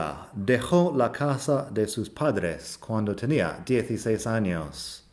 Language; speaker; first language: Spanish; non-native, fluent; English